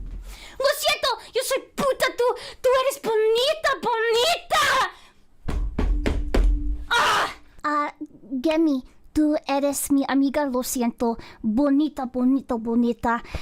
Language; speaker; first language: Spanish; non-native, learner; English